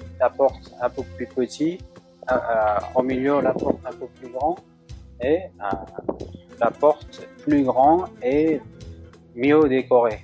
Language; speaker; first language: French; non-native, fluent; Uzbek